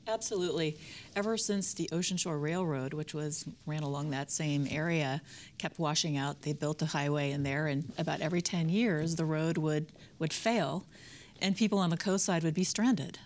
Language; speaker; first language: English; native; English